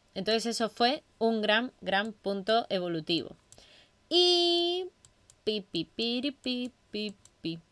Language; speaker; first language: Spanish; native; Spanish